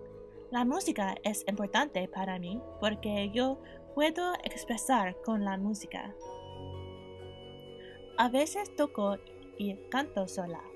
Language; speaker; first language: Spanish; non-native, learner; English